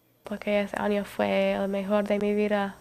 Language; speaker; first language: Spanish; non-native, fluent; English